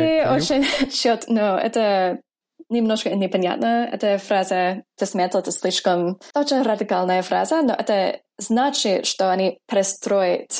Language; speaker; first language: Russian; non-native, fluent; English